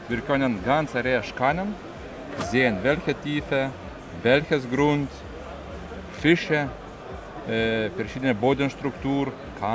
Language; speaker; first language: German; non-native, fluent; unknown